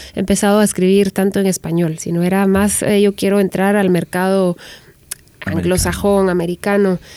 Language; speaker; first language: Spanish; native; Spanish